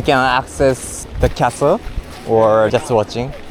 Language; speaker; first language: English; non-native, learner; Japanese